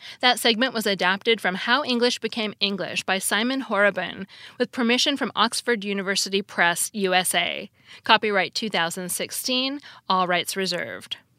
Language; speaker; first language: English; native; English